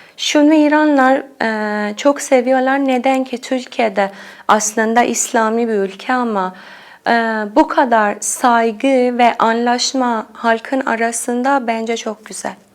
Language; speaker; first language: Turkish; non-native, fluent; Persian